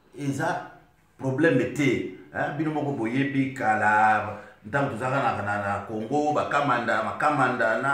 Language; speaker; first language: Lingala; non-native, local second language; Swahili